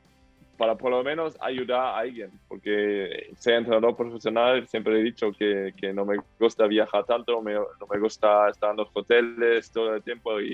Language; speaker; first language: Spanish; non-native, fluent; German